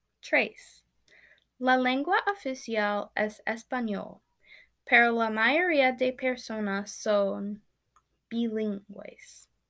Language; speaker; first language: Spanish; non-native, learner; English